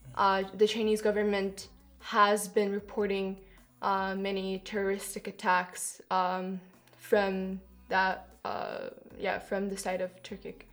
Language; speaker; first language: English; non-native, fluent; Kyrgyz